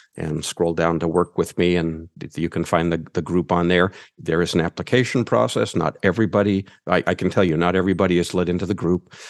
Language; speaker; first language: English; native; English